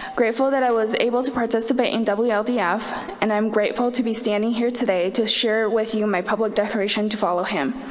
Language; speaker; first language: English; early bilingual, other home language; Chinese